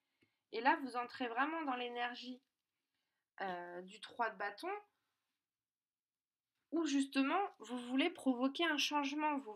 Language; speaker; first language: French; native; French